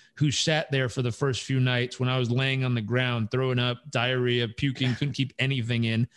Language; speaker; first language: English; native; English